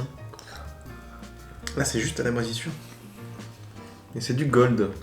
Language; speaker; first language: French; native; French